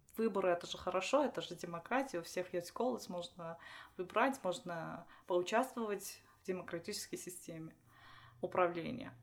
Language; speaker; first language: Russian; non-native, local second language; Armenian